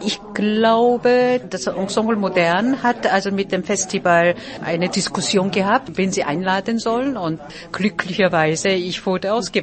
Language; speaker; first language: German; non-native, fluent; Korean